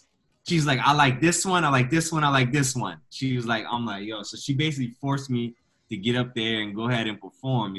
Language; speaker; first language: English; native; English